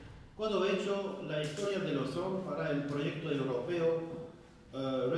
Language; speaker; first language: Spanish; non-native, fluent; French